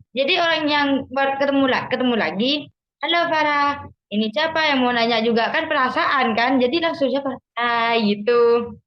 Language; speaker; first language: Indonesian; non-native, local second language; Madurese